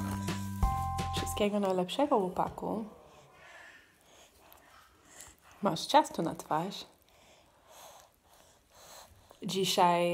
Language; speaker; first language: Polish; non-native, learner; English